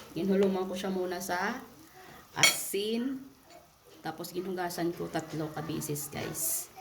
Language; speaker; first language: Filipino; non-native, local second language; Hiligaynon